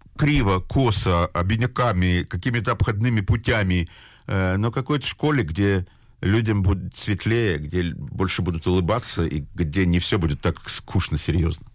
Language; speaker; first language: Russian; native; Russian